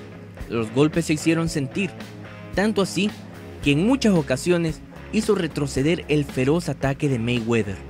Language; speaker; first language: Spanish; native; Spanish